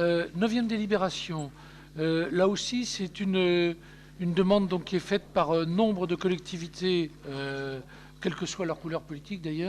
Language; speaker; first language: French; native; French